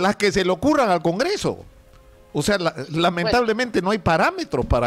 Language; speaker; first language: Spanish; native; Spanish